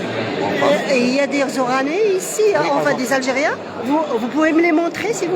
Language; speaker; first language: French; non-native, local second language; Arabic